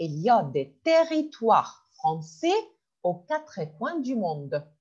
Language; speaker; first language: French; non-native, fluent; Arabic